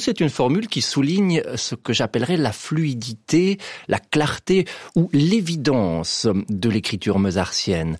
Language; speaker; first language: French; native; French